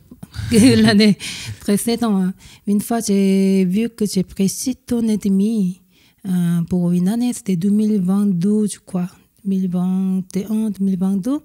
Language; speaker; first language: French; non-native, fluent; Korean